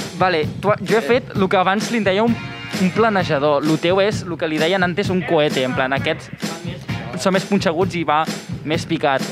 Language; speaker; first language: Catalan; early bilingual, other home language; Chinese